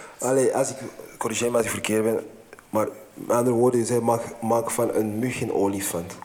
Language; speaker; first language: Dutch; non-native, fluent; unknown